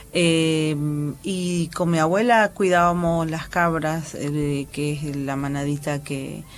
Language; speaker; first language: Spanish; native; Spanish